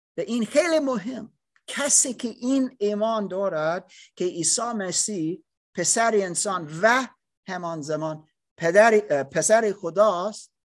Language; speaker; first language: Persian; non-native, learner; English